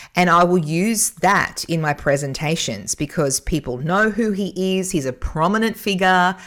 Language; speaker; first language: English; native; English